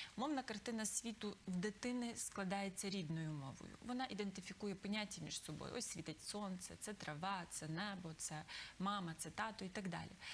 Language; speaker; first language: Ukrainian; native; Ukrainian